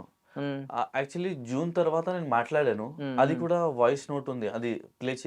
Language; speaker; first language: Telugu; non-native, local second language; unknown